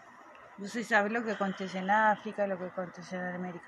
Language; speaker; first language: Portuguese; non-native, fluent; Spanish